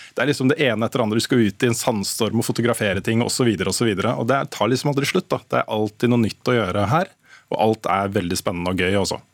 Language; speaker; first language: Norwegian; native; Norwegian